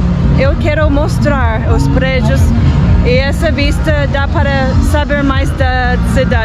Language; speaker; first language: Portuguese; non-native, fluent; English